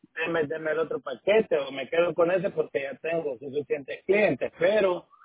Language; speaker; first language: Spanish; native; Spanish